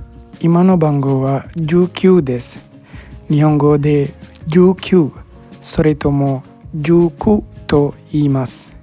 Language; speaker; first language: Japanese; non-native, fluent; Sinhala